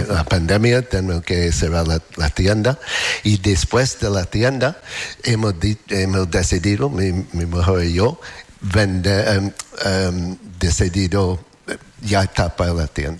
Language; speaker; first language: Spanish; non-native, learner; English